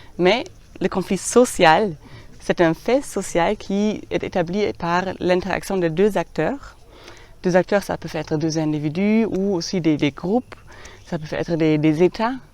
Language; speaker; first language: French; non-native, fluent; German